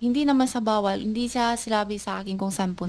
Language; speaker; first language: Filipino; non-native, learner; Chinese